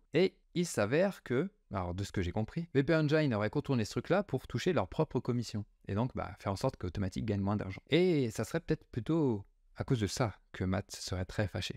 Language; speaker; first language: French; native; French